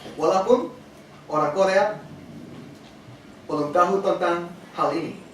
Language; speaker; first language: Indonesian; non-native, learner; Korean